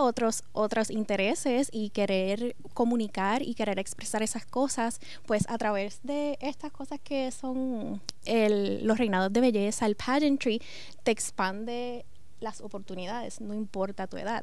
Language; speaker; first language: Spanish; native; Spanish